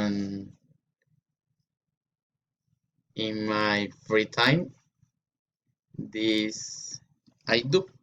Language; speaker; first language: English; non-native, learner; Spanish